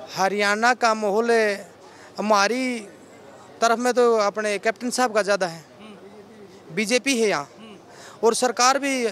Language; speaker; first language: Hindi; native; Hindi